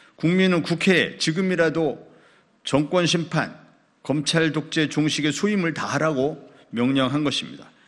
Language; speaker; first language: Korean; native; Korean